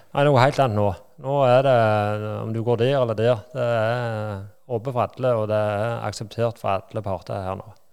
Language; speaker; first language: Norwegian; native; Norwegian